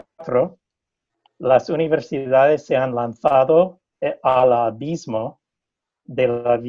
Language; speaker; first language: Spanish; non-native, fluent; English